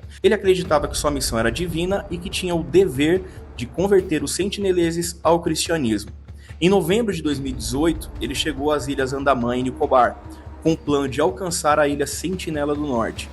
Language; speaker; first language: Portuguese; native; Portuguese